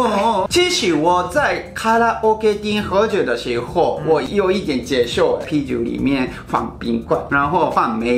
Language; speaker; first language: Chinese; non-native, fluent; Japanese